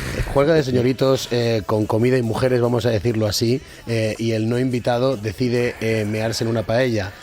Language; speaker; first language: Spanish; native; Spanish